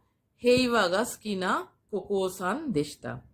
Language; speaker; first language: Japanese; non-native, fluent; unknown